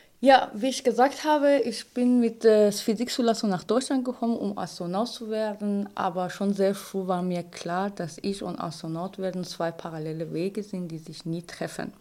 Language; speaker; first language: German; non-native, fluent; Persian